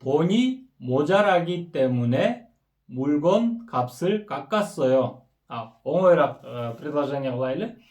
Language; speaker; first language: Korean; non-native, fluent; Kyrgyz